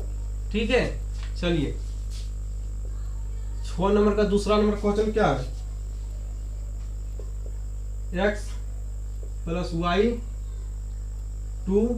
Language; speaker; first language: Hindi; native; Hindi